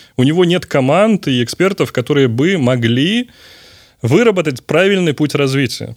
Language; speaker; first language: Russian; native; Russian